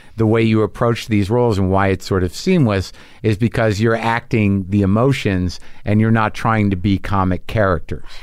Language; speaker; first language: English; native; English